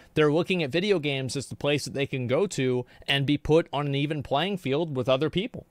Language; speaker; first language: English; native; English